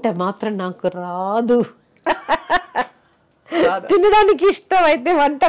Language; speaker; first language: Telugu; non-native, local second language; Malayalam